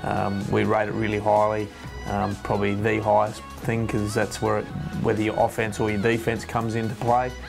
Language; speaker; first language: English; native; English